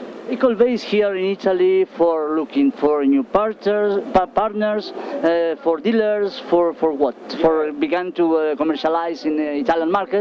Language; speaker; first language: English; non-native, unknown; Italian